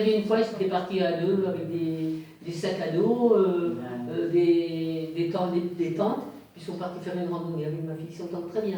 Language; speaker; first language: French; native; French